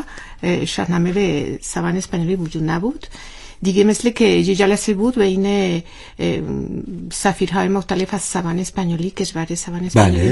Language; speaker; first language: Persian; non-native, learner; Spanish